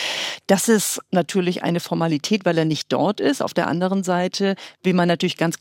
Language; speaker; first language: German; native; German